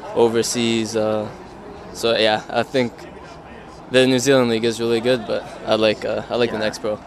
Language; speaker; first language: English; native; English